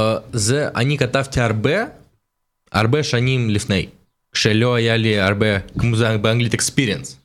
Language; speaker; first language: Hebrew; non-native, learner; Russian